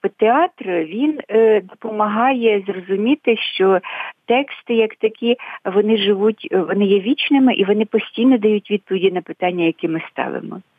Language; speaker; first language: Ukrainian; native; Ukrainian